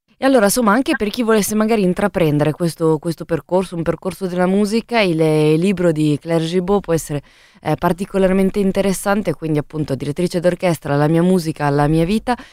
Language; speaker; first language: Italian; native; Italian